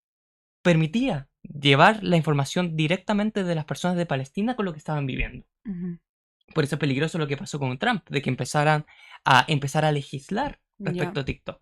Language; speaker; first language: Spanish; native; Spanish